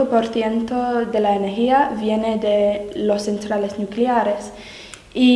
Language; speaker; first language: Spanish; non-native, learner; English